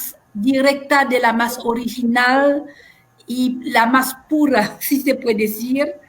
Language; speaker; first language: Spanish; non-native, fluent; French